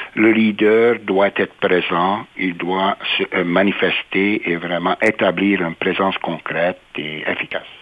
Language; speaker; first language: French; non-native, fluent; Hungarian